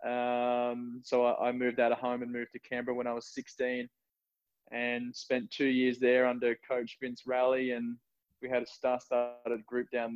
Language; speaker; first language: English; native; English